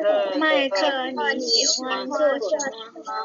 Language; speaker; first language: Chinese; non-native, learner; Lao